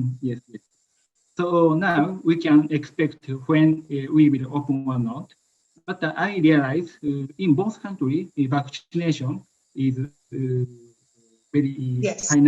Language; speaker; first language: English; non-native, learner; Japanese